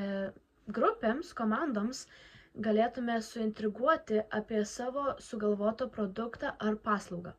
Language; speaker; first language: Lithuanian; native; Lithuanian